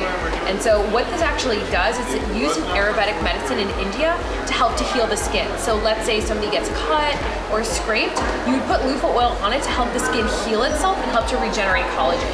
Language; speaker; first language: English; native; English